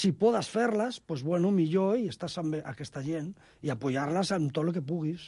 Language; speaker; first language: Catalan; non-native, local second language; Spanish